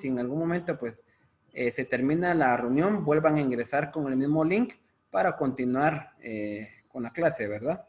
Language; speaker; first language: Spanish; native; Spanish